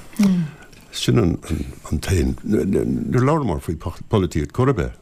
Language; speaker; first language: Irish; non-native, local second language; English